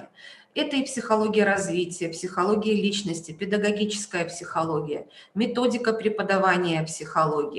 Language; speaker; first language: Russian; native; Russian